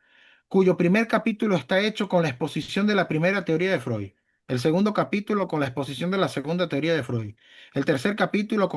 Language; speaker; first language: Spanish; native; Spanish